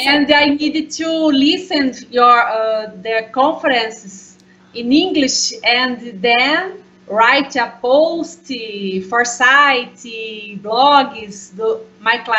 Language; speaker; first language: English; non-native, learner; Portuguese